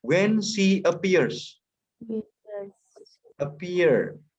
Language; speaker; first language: English; non-native, fluent; Indonesian